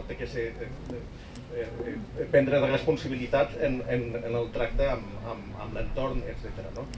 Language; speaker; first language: Catalan; early bilingual, other home language; German